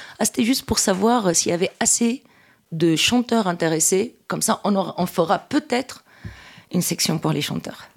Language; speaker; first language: French; non-native, local second language; Arabic